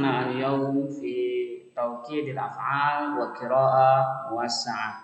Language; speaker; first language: Arabic; non-native, fluent; Indonesian